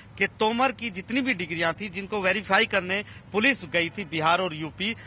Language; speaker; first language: Hindi; native; Hindi